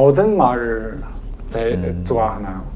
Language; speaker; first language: Korean; non-native, learner; Chinese